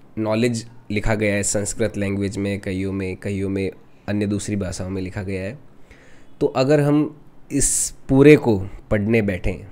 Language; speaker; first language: Hindi; non-native, local second language; Rajasthani